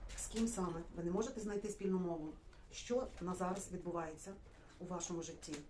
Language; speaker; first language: Ukrainian; non-native, local second language; Russian